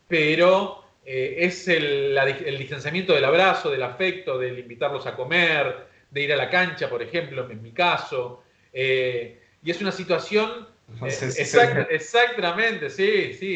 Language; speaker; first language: Spanish; native; Spanish